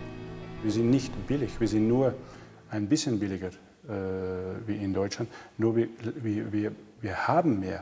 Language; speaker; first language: German; non-native, fluent; Hungarian